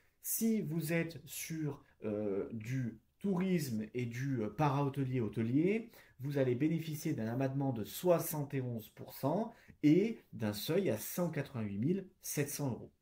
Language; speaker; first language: French; native; French